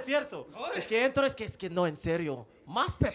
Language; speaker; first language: Spanish; non-native, fluent; English